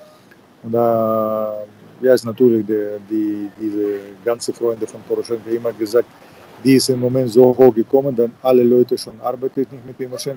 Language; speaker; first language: German; non-native, fluent; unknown